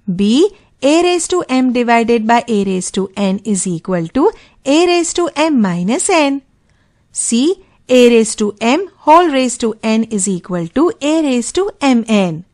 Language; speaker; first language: English; non-native, local second language; Gujarati